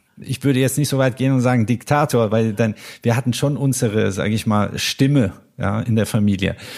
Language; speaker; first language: German; early bilingual, other home language; Persian